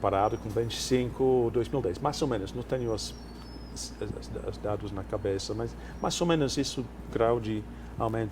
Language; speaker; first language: Portuguese; non-native, fluent; English